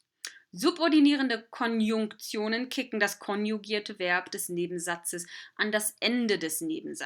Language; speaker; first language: German; non-native, fluent; English